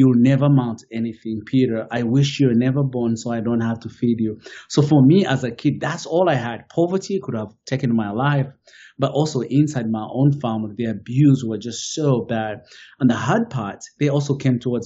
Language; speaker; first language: English; non-native, local second language; Kinyarwanda